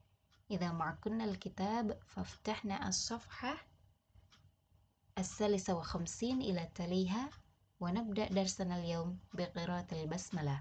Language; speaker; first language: Arabic; non-native, fluent; Indonesian